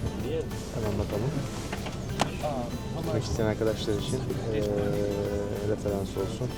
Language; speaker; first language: Turkish; native; Turkish